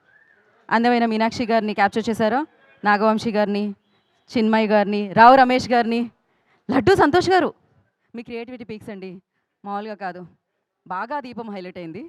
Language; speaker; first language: Telugu; native; Telugu